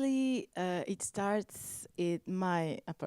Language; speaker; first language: English; non-native, learner; French